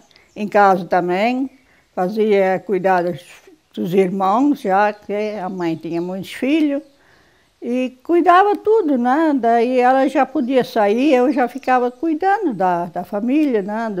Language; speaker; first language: Portuguese; non-native, local second language; German